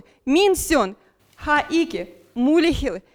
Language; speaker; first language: Danish; non-native, local second language; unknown